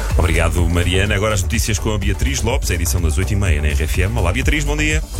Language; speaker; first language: Portuguese; native; Portuguese